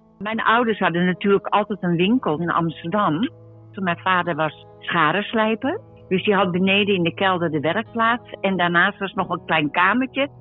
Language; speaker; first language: Dutch; native; Dutch